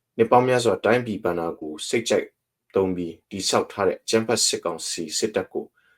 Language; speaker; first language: Burmese; non-native, local second language; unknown